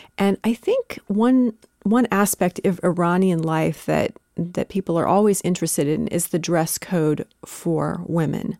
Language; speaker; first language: English; native; English